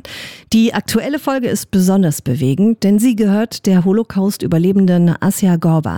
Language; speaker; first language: German; native; German